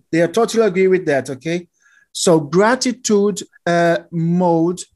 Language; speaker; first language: English; non-native, learner; Portuguese